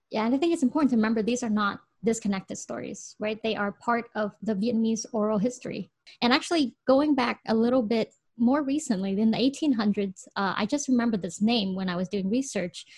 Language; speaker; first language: English; early bilingual, other home language; Vietnamese